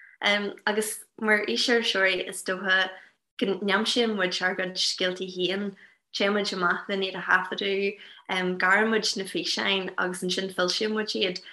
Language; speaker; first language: Irish; non-native, local second language; English